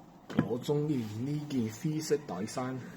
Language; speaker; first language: Cantonese; non-native, learner; Chinese